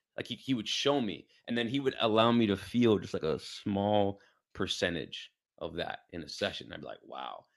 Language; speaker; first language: English; native; English